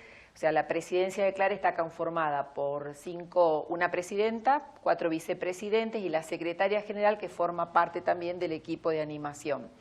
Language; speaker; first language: Spanish; native; Spanish